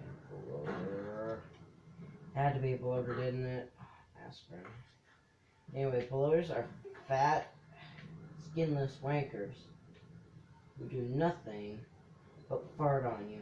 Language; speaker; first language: English; native; English